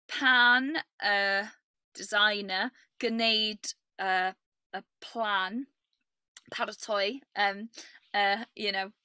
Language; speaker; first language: Welsh; non-native, learner; English